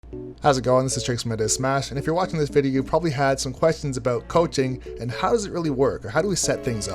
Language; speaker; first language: English; native; English